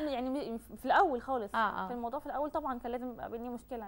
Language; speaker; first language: Arabic; native; Arabic